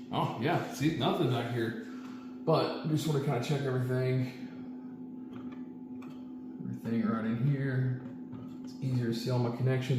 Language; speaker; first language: English; native; English